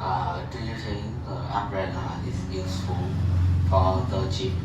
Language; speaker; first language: English; non-native, learner; Vietnamese